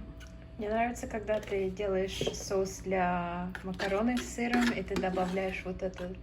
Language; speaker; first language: Russian; early bilingual, other home language; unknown